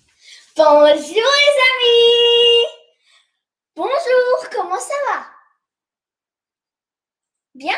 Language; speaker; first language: French; non-native, fluent; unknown